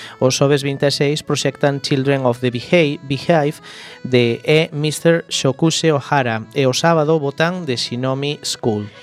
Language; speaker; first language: Galician; native; Galician